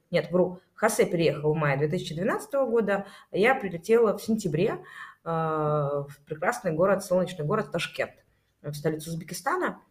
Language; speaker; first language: Russian; native; Russian